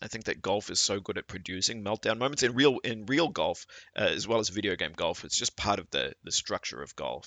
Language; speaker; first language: English; native; English